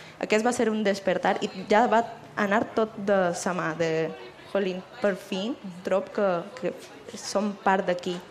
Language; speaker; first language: Catalan; early bilingual, other home language; Spanish